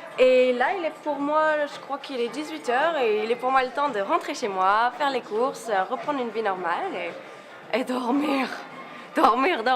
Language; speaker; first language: French; native; French